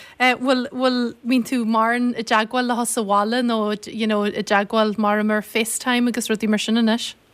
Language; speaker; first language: Irish; native; Irish